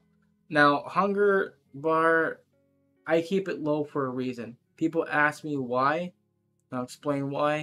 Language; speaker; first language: English; native; English